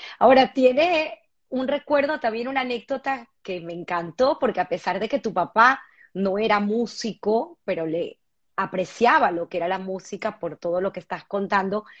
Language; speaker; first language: Spanish; native; Spanish